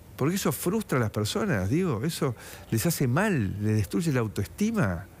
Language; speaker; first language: Spanish; native; Spanish